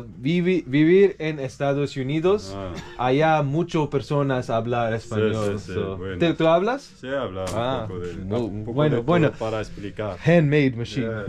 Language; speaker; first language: English; native; English